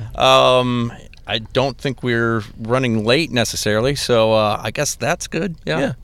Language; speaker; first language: English; native; English